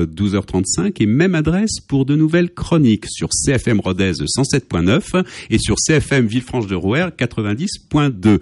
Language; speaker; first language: French; native; French